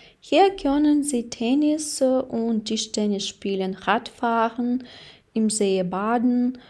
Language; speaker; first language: German; non-native, fluent; Ukrainian